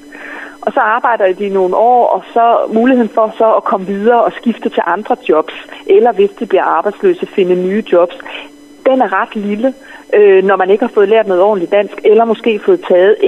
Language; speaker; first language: Danish; native; Danish